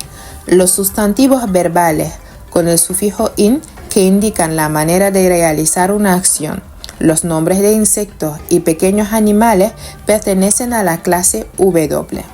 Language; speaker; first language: Spanish; non-native, fluent; Wolof